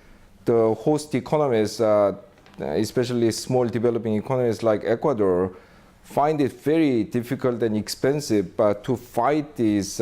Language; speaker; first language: English; non-native, fluent; Korean